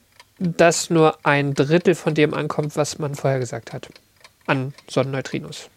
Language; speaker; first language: German; native; German